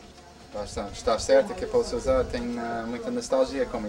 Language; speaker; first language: Portuguese; non-native, fluent; English